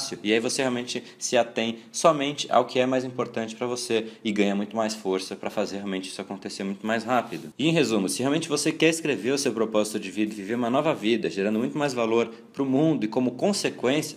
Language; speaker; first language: Portuguese; native; Portuguese